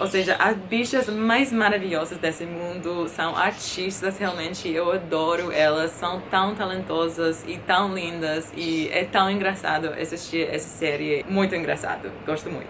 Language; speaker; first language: Portuguese; non-native, fluent; English